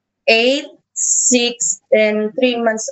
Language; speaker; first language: English; non-native, learner; Hiligaynon